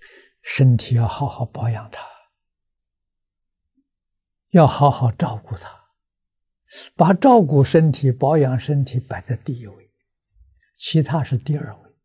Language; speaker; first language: Chinese; native; Chinese